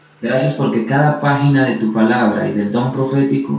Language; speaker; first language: Spanish; native; Spanish